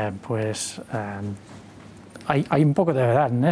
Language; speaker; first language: Spanish; non-native, fluent; English